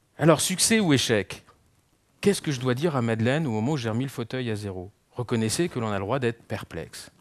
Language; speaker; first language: French; native; French